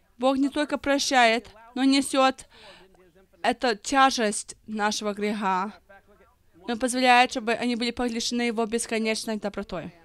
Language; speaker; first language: Russian; early bilingual, heritage; Russian